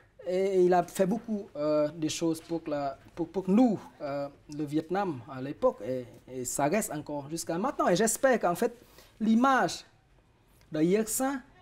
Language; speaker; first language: French; non-native, fluent; Vietnamese